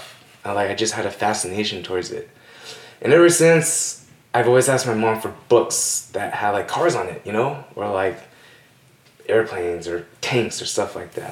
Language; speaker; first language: English; native; English